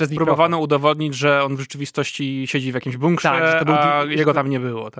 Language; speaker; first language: Polish; native; Polish